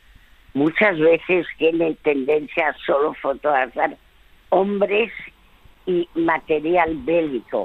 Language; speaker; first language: Spanish; early bilingual, other home language; French